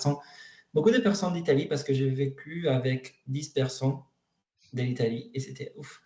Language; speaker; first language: French; non-native, learner; Italian